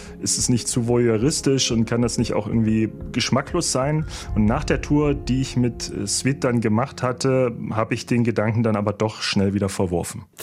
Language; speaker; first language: German; native; German